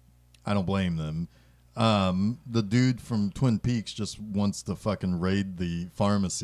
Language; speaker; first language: English; native; English